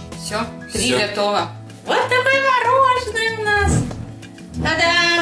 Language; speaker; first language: Russian; native; Russian